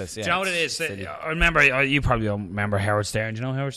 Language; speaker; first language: English; native; English